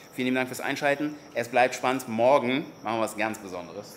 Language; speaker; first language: German; native; German